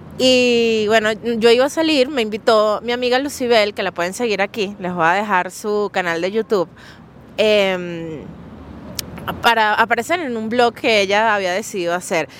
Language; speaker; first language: Spanish; native; Spanish